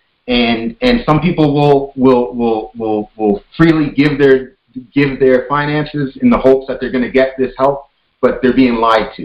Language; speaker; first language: English; native; English